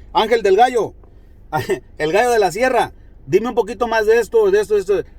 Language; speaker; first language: Spanish; early bilingual, heritage; Spanish